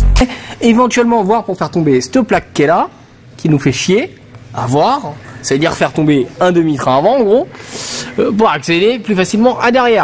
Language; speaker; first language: French; native; French